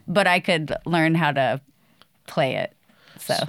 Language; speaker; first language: English; native; English